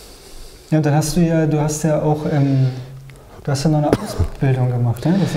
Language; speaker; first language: German; native; German